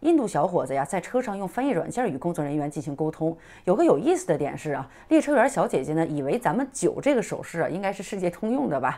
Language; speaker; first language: Chinese; native; Chinese